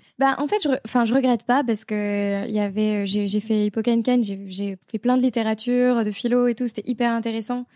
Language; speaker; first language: French; native; French